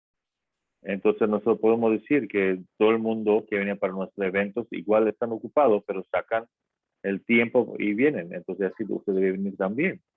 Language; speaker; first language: Spanish; non-native, fluent; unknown